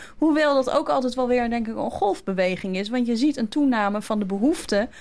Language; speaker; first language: Dutch; native; Dutch